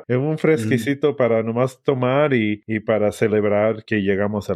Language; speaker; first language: Spanish; early bilingual, heritage; English